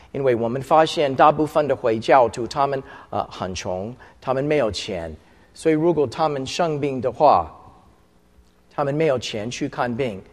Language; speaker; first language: Chinese; non-native, fluent; English